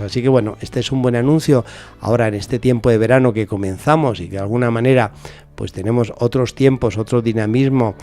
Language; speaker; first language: Spanish; native; Spanish